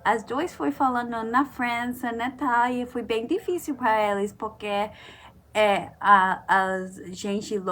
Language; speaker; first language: Portuguese; non-native, learner; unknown